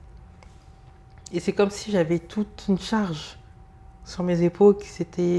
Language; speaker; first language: French; early bilingual, other home language; Lingala